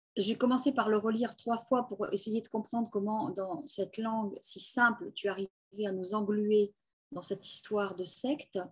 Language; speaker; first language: French; native; French